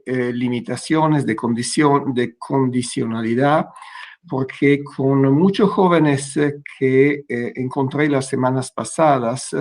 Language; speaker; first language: Spanish; non-native, fluent; Italian